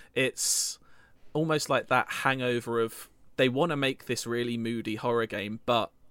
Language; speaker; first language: English; native; English